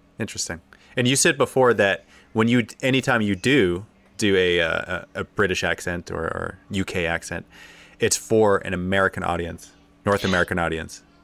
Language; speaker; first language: English; native; English